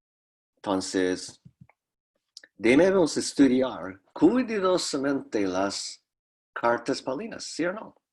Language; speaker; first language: Spanish; non-native, fluent; English